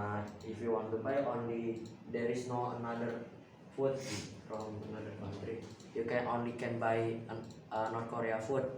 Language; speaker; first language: English; non-native, learner; Indonesian